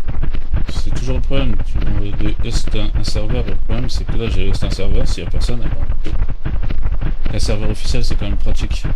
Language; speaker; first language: French; native; French